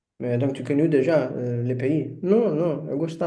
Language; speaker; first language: French; non-native, learner; Portuguese